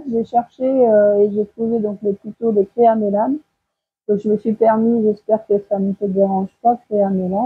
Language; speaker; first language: French; native; French